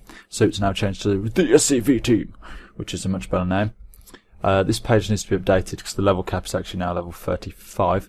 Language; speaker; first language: English; native; English